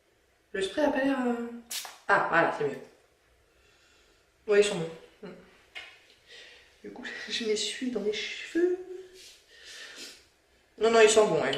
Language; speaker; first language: French; native; French